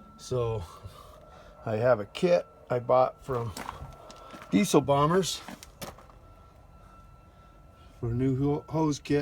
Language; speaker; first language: English; native; English